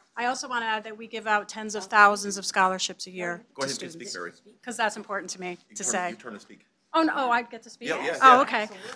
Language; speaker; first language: English; native; English